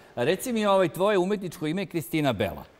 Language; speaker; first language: Serbian; native; Serbian